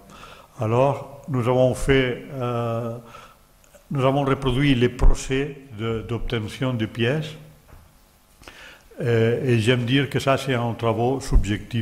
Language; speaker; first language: French; non-native, learner; Catalan